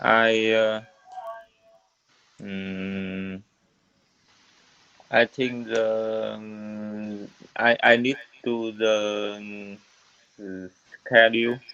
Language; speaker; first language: English; non-native, learner; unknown